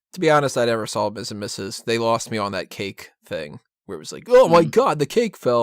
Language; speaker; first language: English; native; English